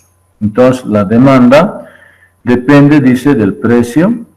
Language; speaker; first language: Spanish; native; Spanish